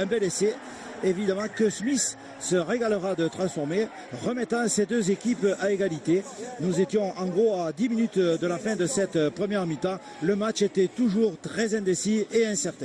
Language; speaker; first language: French; native; French